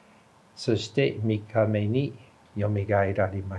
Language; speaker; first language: Japanese; non-native, fluent; English